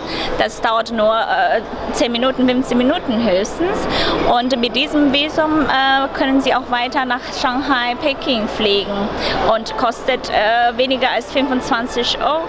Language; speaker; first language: German; non-native, fluent; Chinese